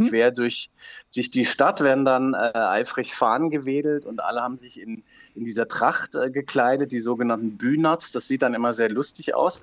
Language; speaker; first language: German; native; German